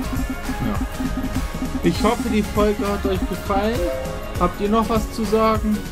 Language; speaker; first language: German; native; German